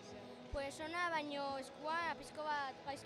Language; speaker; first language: Basque; non-native, local second language; Spanish